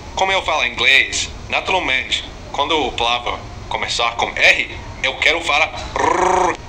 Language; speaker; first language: Portuguese; non-native, learner; English